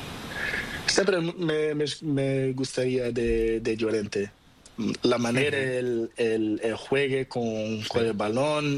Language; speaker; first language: Spanish; non-native, learner; Portuguese